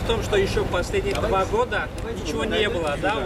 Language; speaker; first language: Russian; non-native, fluent; Turkish